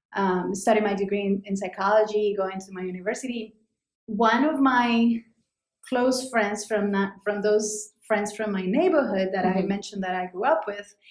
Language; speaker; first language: English; non-native, fluent; Spanish